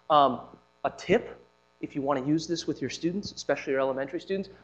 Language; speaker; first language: English; native; English